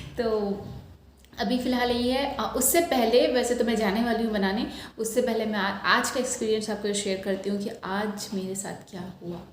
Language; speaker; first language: Hindi; non-native, local second language; Bangla